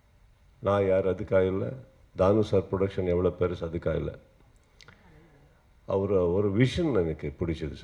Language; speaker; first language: Tamil; non-native, fluent; Kannada